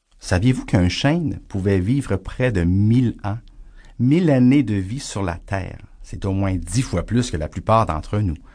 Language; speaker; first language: French; native; French